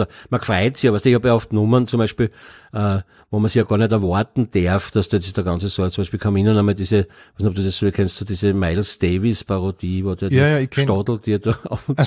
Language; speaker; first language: German; native; German